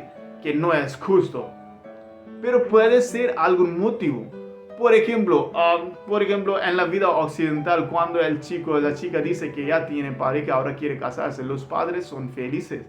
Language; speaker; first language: Spanish; non-native, learner; Hindi